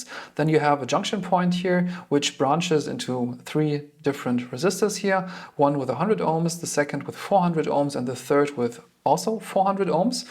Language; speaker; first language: English; non-native, fluent; German